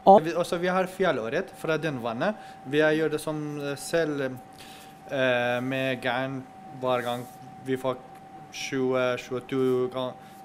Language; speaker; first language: Norwegian; non-native, learner; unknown